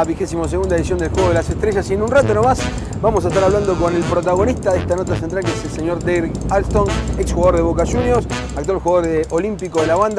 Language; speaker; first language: Spanish; native; Spanish